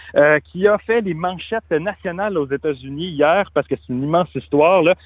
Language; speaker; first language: French; native; French